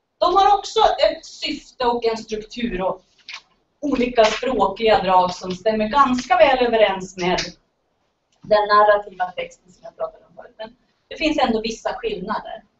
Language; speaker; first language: Swedish; native; Swedish